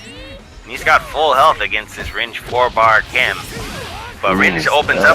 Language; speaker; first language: English; native; English